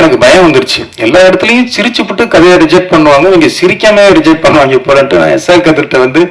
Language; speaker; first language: Tamil; native; Tamil